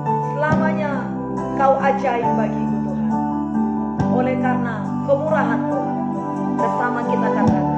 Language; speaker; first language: Indonesian; native; Indonesian